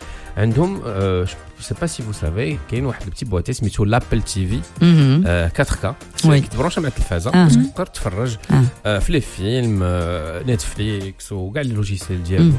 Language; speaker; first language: French; non-native, local second language; Arabic